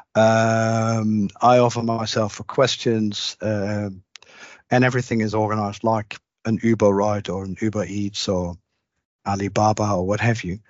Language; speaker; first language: English; non-native, fluent; Dutch